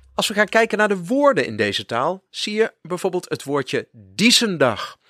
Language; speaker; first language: Dutch; native; Dutch